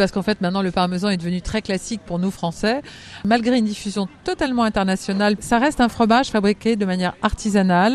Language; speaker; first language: French; native; French